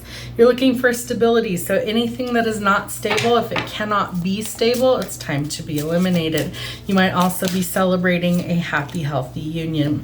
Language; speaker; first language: English; native; English